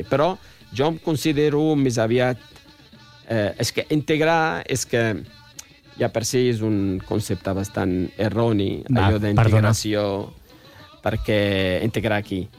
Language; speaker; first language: Catalan; non-native, fluent; Riffian